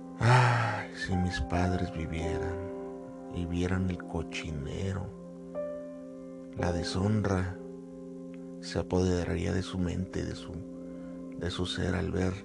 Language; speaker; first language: Spanish; native; Spanish